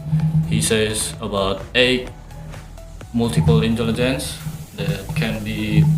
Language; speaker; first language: English; non-native, learner; Indonesian